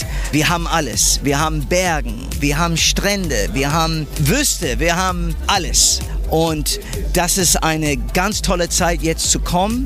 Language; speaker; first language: German; non-native, fluent; English